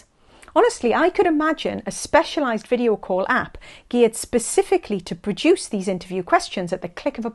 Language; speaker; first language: English; native; English